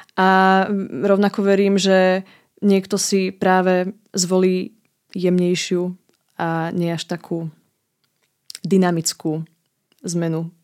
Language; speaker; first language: Slovak; native; Slovak